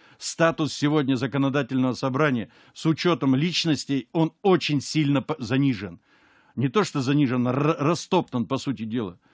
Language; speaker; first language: Russian; native; Russian